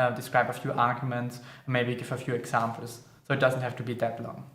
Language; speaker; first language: English; non-native, fluent; German